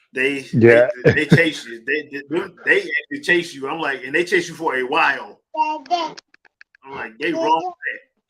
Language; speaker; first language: English; native; English